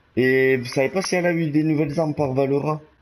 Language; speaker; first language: French; native; French